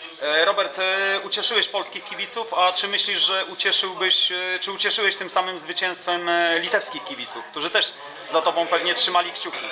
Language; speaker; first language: Polish; native; Polish